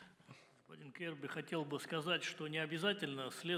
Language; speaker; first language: Russian; native; Russian